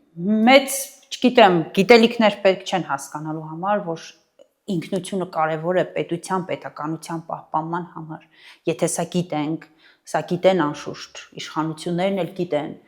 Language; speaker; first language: Armenian; native; Armenian